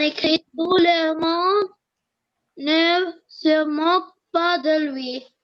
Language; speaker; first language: French; non-native, learner; Arabic